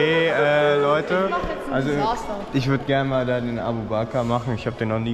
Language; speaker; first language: German; native; German